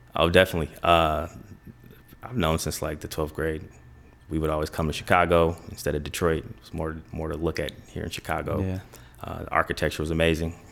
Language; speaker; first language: English; native; English